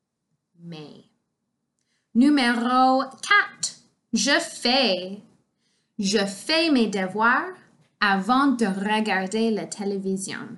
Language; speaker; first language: French; non-native, fluent; English